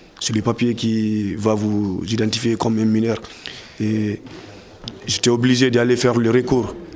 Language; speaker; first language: French; non-native, local second language; Fula